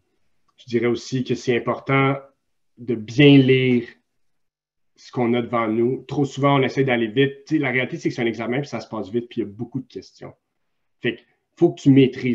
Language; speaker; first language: French; native; French